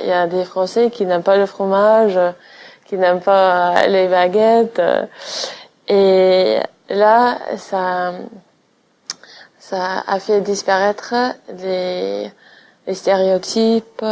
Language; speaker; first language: French; non-native, fluent; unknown